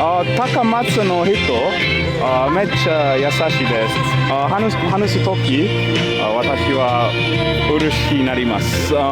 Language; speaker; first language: Japanese; non-native, learner; English